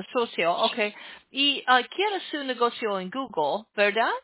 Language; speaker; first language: Spanish; non-native, learner; English